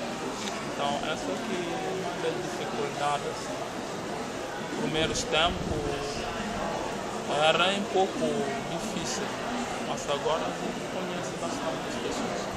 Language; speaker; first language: Portuguese; non-native, local second language; Upper Guinea Crioulo